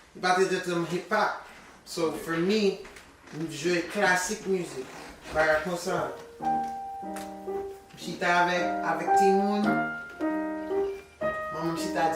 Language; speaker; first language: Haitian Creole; early bilingual, heritage; English